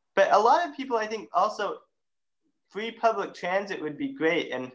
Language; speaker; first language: English; native; English